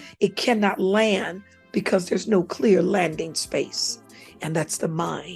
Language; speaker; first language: English; native; English